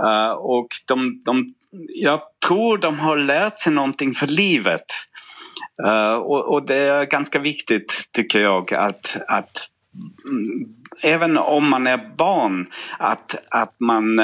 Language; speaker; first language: Swedish; non-native, fluent; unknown